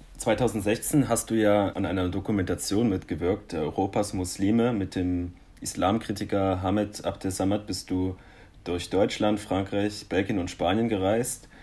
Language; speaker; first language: German; native; German